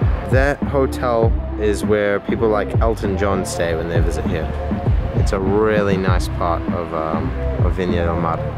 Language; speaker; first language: English; native; English